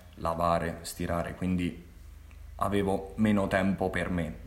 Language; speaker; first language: Italian; native; Italian